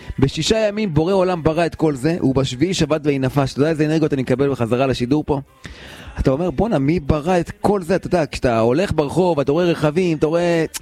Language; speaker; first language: Hebrew; native; Hebrew